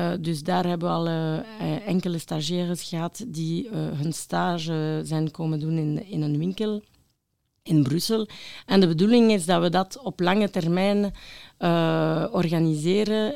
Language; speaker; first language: Dutch; non-native, local second language; French